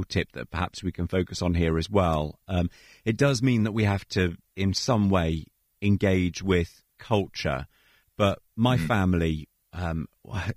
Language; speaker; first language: English; native; English